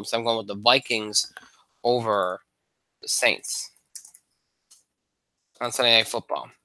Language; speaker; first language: English; native; English